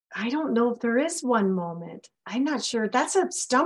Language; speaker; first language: English; native; English